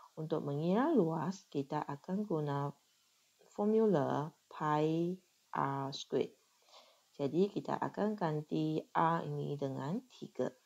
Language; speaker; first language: Malay; non-native, local second language; Chinese